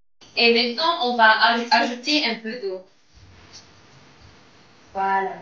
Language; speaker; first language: French; non-native, local second language; Malagasy